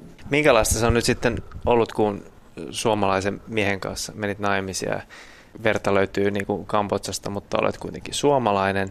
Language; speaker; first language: Finnish; native; Finnish